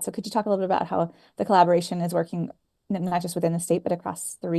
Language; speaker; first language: English; native; English